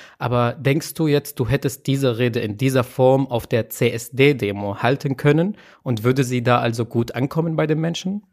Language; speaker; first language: German; native; German